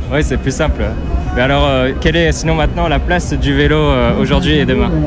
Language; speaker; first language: French; native; French